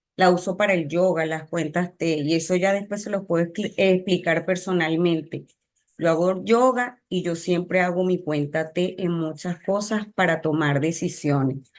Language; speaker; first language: Spanish; native; Spanish